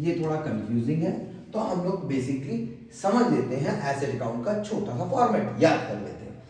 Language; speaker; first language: Hindi; non-native, local second language; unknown